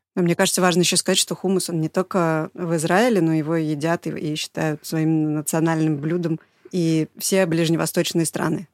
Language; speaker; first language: Russian; native; Russian